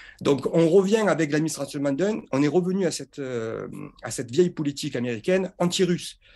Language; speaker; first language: French; native; French